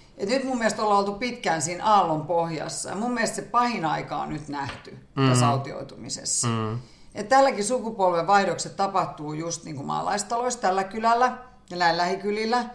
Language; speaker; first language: Finnish; native; Finnish